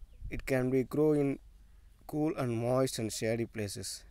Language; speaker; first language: English; non-native, local second language; Tamil